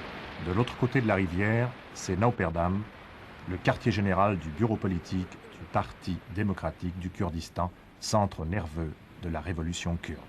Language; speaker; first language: French; native; French